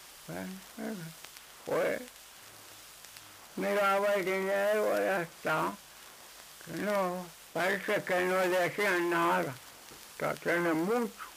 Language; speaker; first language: Spanish; non-native, local second language; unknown